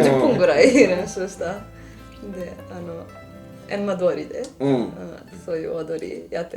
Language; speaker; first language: Japanese; non-native, fluent; Serbian